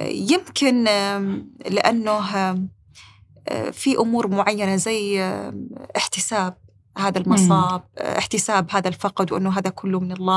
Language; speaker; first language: Arabic; native; Arabic